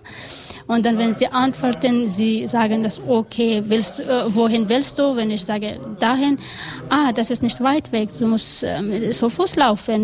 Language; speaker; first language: German; non-native, learner; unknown